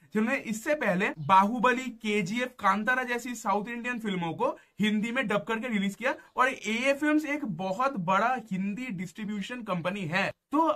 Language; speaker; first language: Hindi; non-native, local second language; Bangla